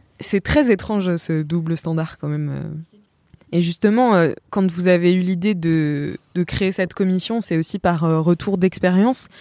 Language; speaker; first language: French; native; French